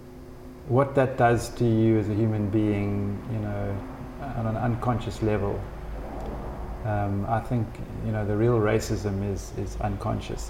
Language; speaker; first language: English; native; English